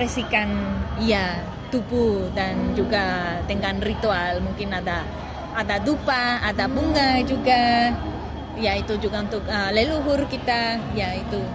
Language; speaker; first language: Indonesian; non-native, learner; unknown